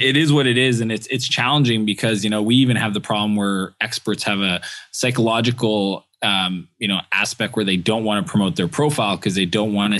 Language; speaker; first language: English; native; English